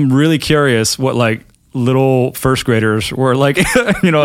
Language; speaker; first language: English; early bilingual, other home language; German